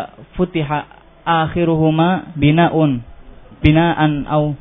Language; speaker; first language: Arabic; non-native, fluent; Indonesian